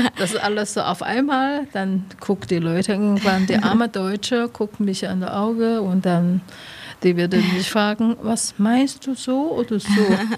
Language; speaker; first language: German; non-native, learner; Chinese